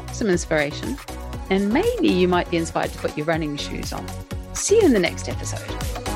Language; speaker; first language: English; native; English